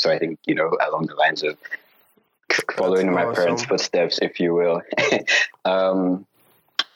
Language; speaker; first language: English; non-native, local second language; Yoruba